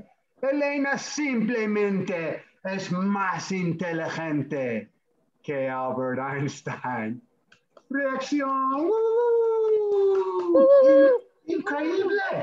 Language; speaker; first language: Spanish; non-native, fluent; English